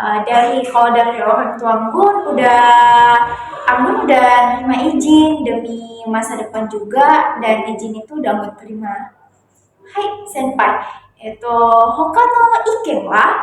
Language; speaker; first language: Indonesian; native; Indonesian